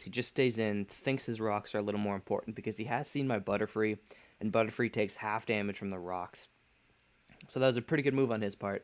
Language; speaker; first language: English; native; English